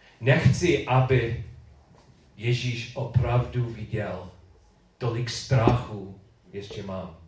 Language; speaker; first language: Czech; non-native, learner; English